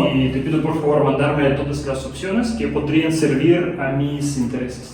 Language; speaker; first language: Spanish; non-native, learner; Russian